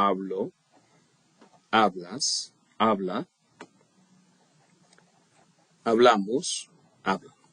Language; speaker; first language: Spanish; non-native, fluent; English